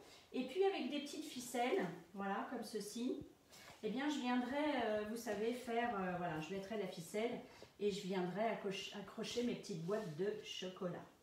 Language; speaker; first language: French; native; French